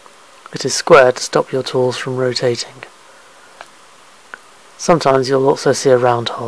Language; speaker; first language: English; native; English